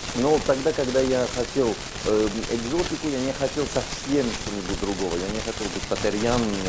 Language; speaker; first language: Russian; non-native, fluent; French